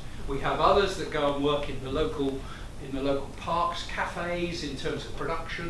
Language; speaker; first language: English; native; English